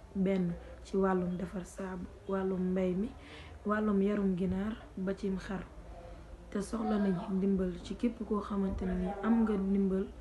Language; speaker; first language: Wolof; native; Wolof